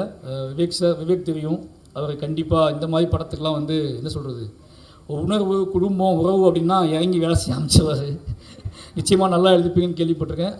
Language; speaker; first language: Tamil; native; Tamil